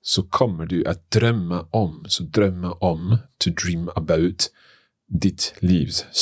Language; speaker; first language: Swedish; non-native, learner; English